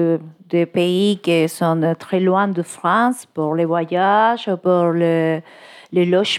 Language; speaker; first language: French; non-native, learner; Spanish